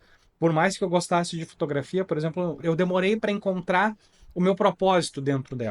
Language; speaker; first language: Portuguese; native; Portuguese